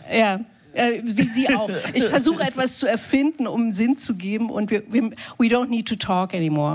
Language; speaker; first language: German; native; German